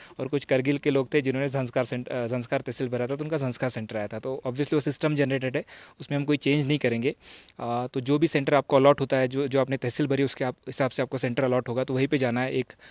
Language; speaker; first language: Hindi; non-native, local second language; Marathi